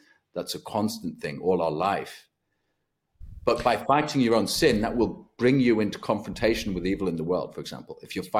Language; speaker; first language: English; native; English